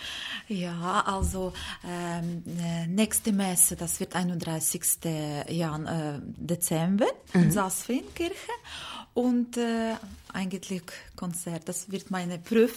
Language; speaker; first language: German; non-native, learner; Ukrainian